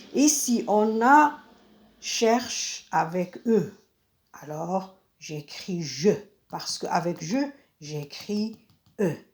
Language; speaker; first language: French; non-native, local second language; Arabic